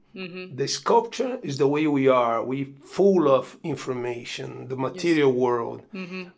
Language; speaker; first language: English; non-native, fluent; Portuguese